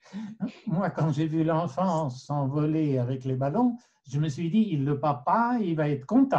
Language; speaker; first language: French; non-native, fluent; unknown